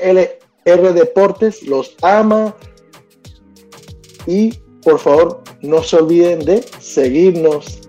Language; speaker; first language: Spanish; early bilingual, other home language; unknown